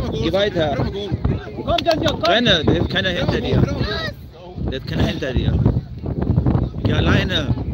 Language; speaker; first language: German; non-native, fluent; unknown